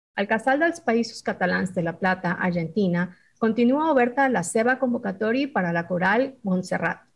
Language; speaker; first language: Catalan; non-native, fluent; Spanish